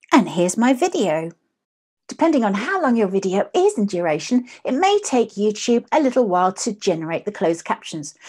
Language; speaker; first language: English; native; English